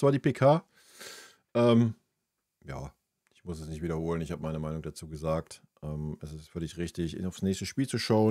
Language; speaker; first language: German; native; German